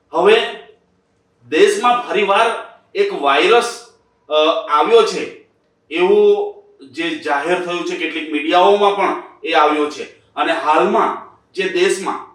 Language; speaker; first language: Gujarati; native; Gujarati